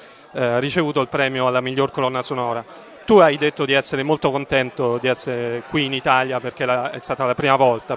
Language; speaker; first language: Italian; native; Italian